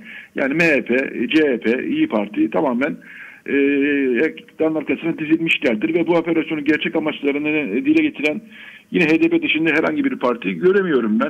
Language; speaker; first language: Turkish; native; Turkish